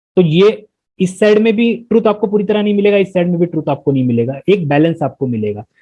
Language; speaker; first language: Hindi; non-native, local second language; Marathi